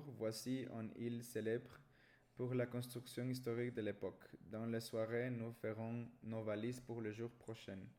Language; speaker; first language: French; non-native, learner; Spanish